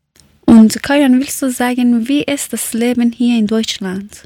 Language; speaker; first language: German; non-native, learner; Persian